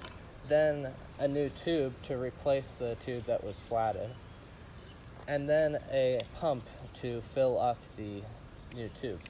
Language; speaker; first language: English; native; English